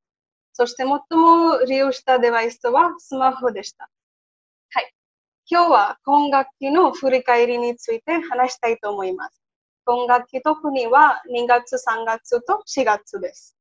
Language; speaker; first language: Japanese; non-native, learner; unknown